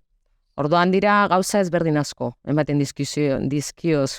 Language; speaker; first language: Basque; non-native, local second language; Spanish